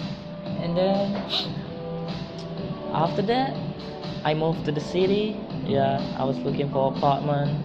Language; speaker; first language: English; non-native, fluent; Indonesian